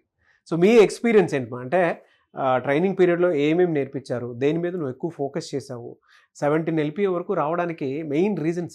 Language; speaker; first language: Telugu; native; Telugu